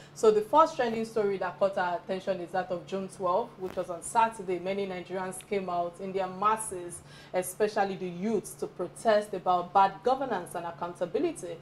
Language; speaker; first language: English; non-native, local second language; Yoruba